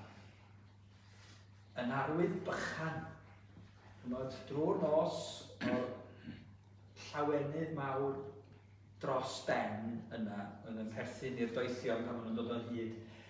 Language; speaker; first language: Welsh; native; Welsh